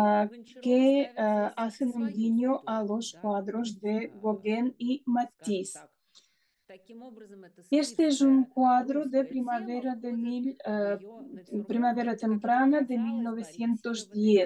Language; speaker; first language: Spanish; non-native, fluent; Russian